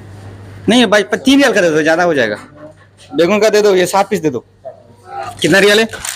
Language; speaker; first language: Hindi; non-native, learner; Bangla